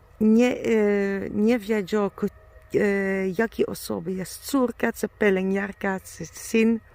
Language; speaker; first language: Polish; non-native, learner; German